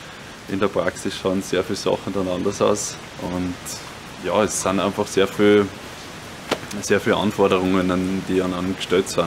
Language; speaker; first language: German; native; German